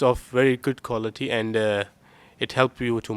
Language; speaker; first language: English; non-native, learner; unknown